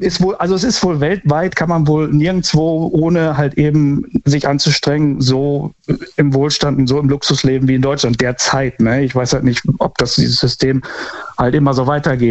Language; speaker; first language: German; native; German